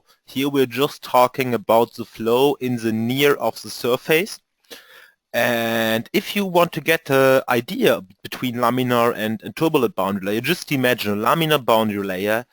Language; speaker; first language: English; non-native, fluent; German